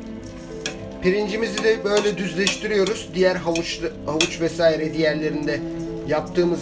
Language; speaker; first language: Turkish; native; Turkish